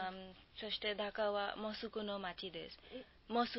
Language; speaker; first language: Japanese; non-native, learner; Bangla